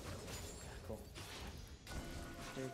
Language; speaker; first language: English; native; English